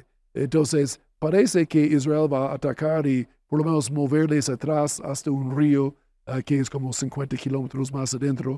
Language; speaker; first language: Spanish; non-native, fluent; English